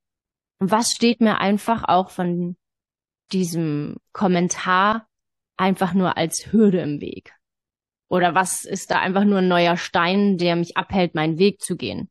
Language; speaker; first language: German; native; German